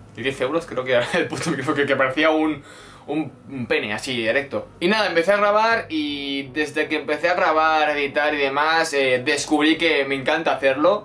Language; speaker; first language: Spanish; native; Spanish